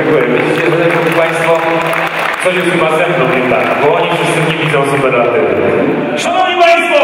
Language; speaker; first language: Polish; native; Polish